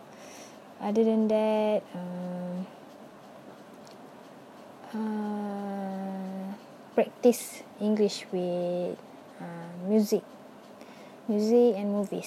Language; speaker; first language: English; non-native, local second language; Malay